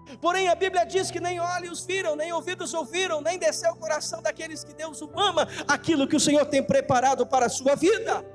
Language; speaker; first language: Portuguese; native; Portuguese